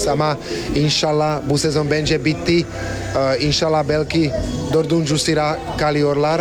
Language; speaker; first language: Turkish; non-native, learner; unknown